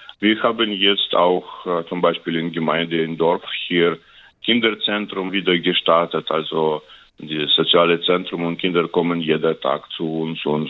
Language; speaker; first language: German; non-native, learner; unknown